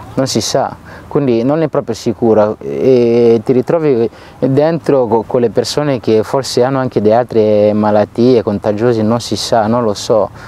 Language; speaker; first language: Italian; non-native, fluent; Lingala